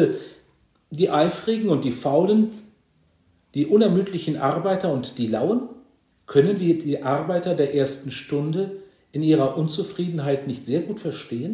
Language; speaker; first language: German; native; German